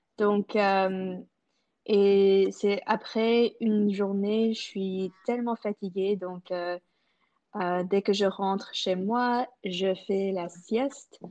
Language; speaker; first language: French; non-native, local second language; English